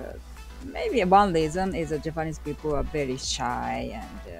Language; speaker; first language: English; non-native, learner; Japanese